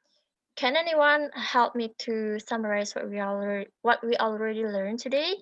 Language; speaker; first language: English; non-native, learner; Indonesian